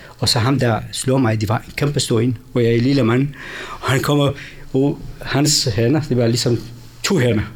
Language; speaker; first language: Danish; non-native, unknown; Kurdish